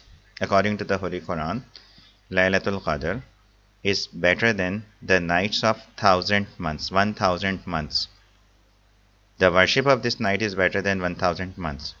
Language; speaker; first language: English; non-native, local second language; Urdu